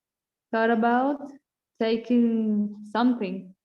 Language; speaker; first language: English; non-native, learner; Spanish